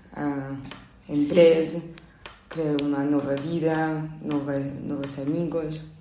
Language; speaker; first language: Portuguese; non-native, learner; Spanish